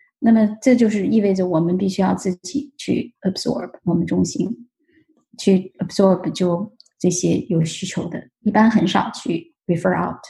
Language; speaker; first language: Chinese; native; Chinese